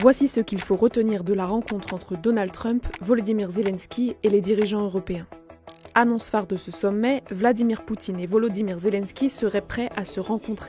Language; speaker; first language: French; native; French